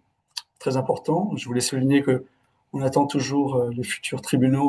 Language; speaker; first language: French; native; French